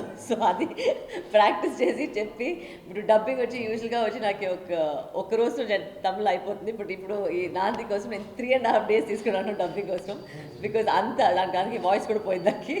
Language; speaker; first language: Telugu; non-native, local second language; Tamil